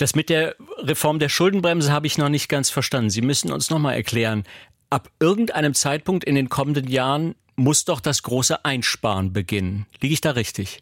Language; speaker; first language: German; native; German